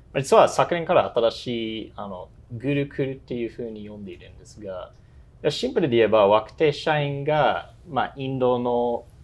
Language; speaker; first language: Japanese; non-native, fluent; English